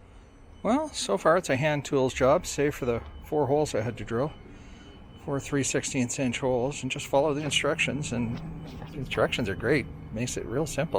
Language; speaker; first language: English; native; English